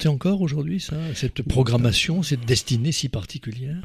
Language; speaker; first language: French; native; French